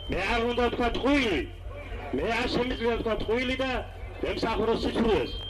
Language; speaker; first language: Georgian; non-native, local second language; Mingrelian